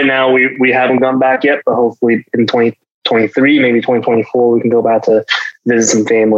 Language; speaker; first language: English; early bilingual, other home language; Chinese